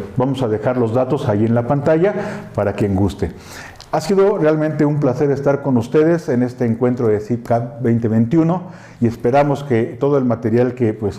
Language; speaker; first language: Spanish; native; Spanish